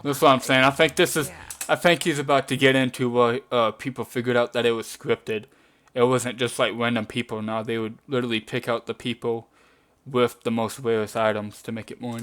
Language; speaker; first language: English; native; English